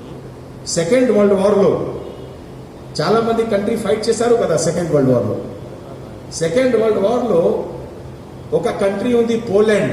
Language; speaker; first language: Telugu; non-native, fluent; Hindi